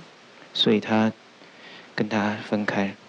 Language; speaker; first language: Chinese; native; Chinese